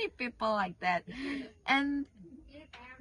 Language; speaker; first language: English; non-native, learner; Indonesian